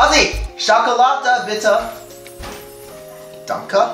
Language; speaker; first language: German; non-native, learner; English